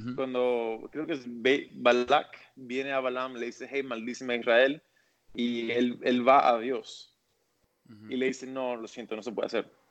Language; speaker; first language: Spanish; early bilingual, other home language; English